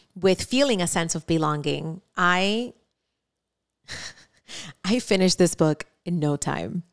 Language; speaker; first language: English; early bilingual, other home language; Spanish